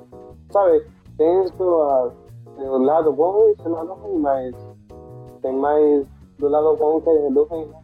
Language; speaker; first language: Portuguese; non-native, fluent; Spanish